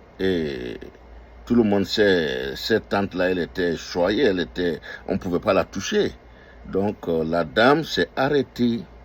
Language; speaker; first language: French; non-native, local second language; Dyula